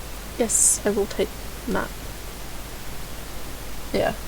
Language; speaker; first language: English; native; English